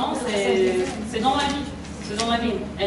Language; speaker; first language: French; non-native, learner; Arabic